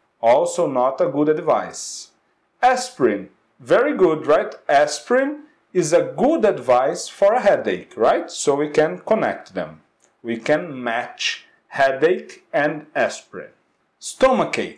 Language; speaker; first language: English; non-native, fluent; Portuguese